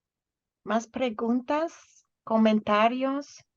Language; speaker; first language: Spanish; non-native, fluent; English